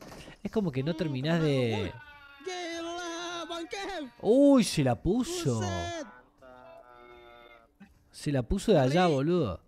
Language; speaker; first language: Spanish; native; Spanish